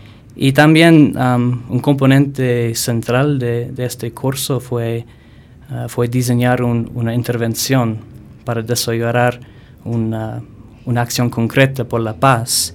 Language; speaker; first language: Spanish; non-native, fluent; English